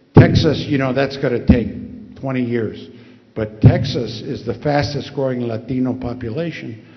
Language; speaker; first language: English; early bilingual, other home language; Spanish